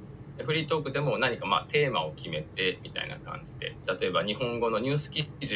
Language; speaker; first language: Japanese; native; Japanese